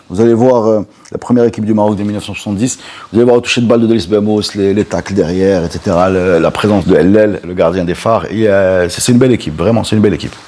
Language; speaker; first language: French; non-native, local second language; Arabic